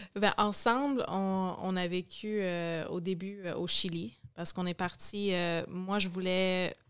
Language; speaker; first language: French; non-native, local second language; English